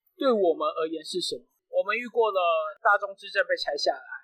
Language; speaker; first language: Chinese; native; Chinese